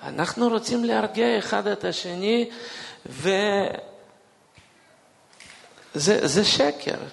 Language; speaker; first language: Hebrew; non-native, fluent; Russian